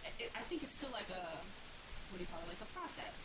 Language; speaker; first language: English; early bilingual, other home language; Bosnian